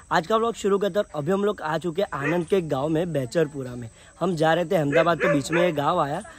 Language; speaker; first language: Hindi; non-native, local second language; Gujarati